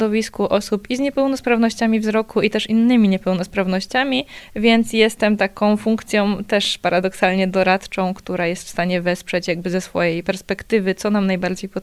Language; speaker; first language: Polish; native; Polish